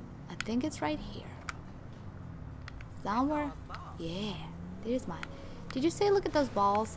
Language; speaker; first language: English; non-native, fluent; Russian